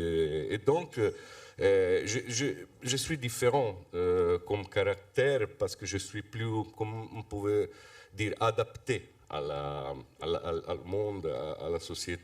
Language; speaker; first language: French; non-native, fluent; Italian